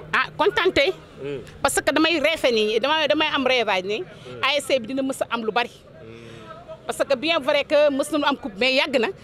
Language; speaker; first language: Wolof; native; Wolof